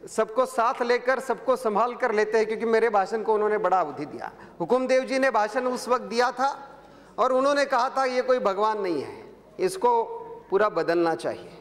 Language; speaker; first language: Hindi; non-native, local second language; Marathi